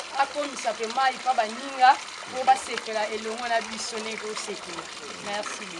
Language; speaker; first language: Lingala; non-native, local second language; Kongo